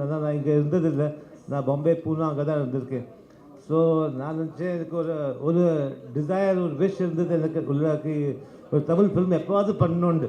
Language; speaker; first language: Tamil; early bilingual, heritage; Tamil